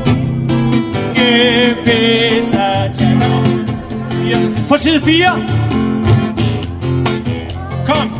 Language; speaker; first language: Danish; native; Danish